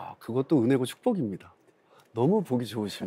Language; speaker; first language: Korean; native; Korean